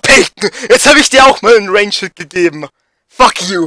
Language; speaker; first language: German; native; German